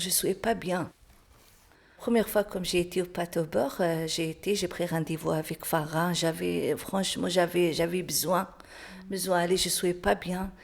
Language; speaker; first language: French; non-native, learner; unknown